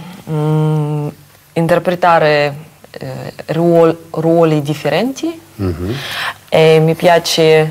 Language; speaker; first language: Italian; non-native, learner; Russian